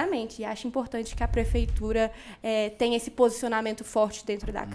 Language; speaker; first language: Portuguese; native; Portuguese